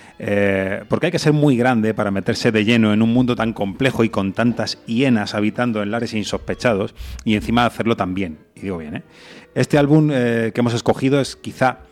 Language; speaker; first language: Spanish; native; Spanish